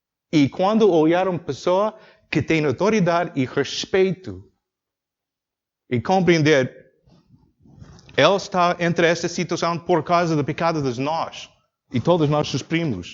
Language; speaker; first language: Portuguese; non-native, learner; English